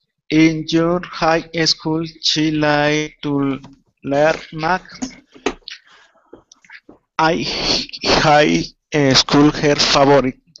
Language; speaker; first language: English; non-native, learner; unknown